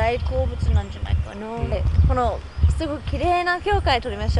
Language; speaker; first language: Japanese; non-native, fluent; English